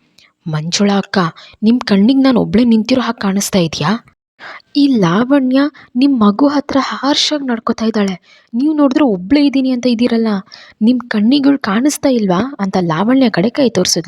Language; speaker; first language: Kannada; native; Kannada